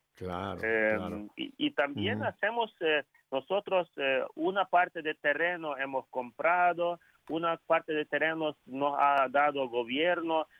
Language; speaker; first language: Spanish; non-native, fluent; Ukrainian